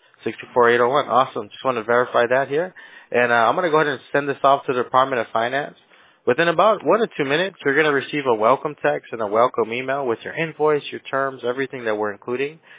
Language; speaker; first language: English; early bilingual, other home language; Spanish